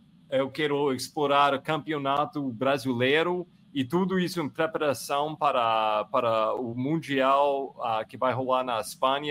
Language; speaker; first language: Portuguese; non-native, fluent; English